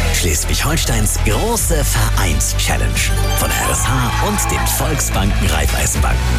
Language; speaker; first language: German; native; German